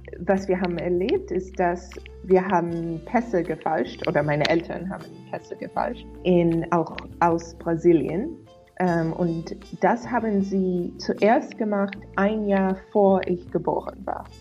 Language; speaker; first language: German; non-native, fluent; English